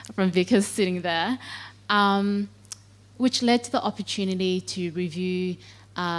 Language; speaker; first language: English; native; English